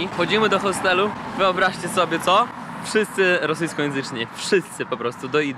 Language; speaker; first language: Polish; non-native, fluent; Russian